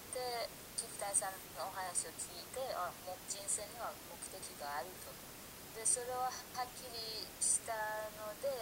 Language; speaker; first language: Japanese; non-native, fluent; Persian